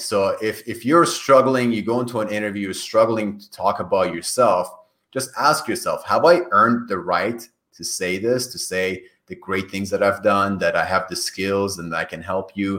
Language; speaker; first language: English; non-native, fluent; Persian